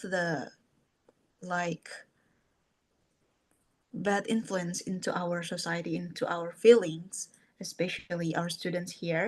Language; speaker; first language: English; non-native, fluent; Indonesian